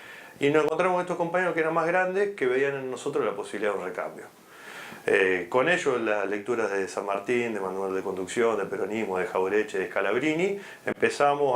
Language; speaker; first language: Spanish; native; Spanish